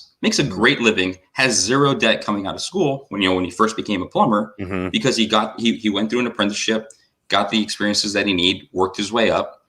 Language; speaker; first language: English; native; English